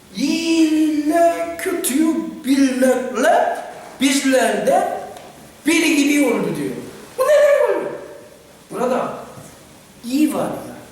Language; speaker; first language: Turkish; non-native, fluent; Korean